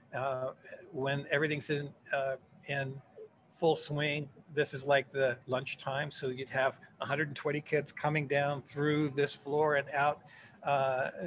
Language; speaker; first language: English; native; English